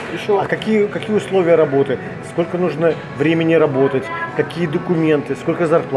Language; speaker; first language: Russian; native; Russian